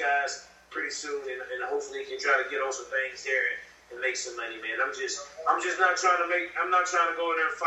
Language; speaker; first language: English; native; English